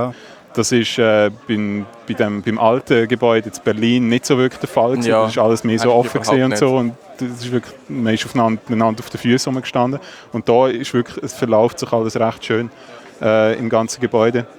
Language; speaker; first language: German; native; German